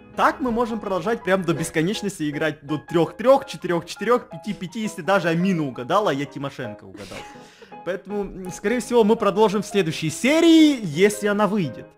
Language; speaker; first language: Russian; native; Russian